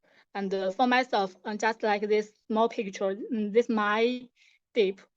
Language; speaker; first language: English; non-native, learner; Chinese